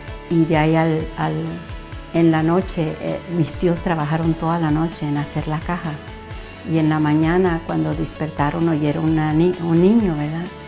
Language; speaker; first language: Spanish; early bilingual, heritage; Spanish